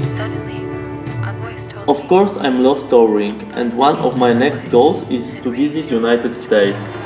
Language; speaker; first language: English; non-native, learner; Polish